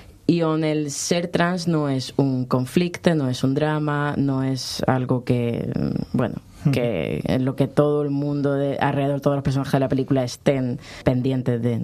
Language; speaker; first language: Spanish; native; Spanish